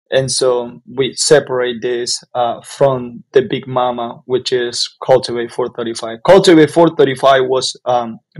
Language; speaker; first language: English; non-native, fluent; Spanish